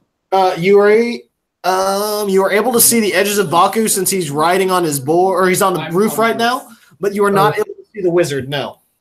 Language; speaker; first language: English; native; English